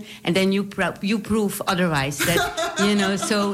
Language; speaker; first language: English; non-native, fluent; Dutch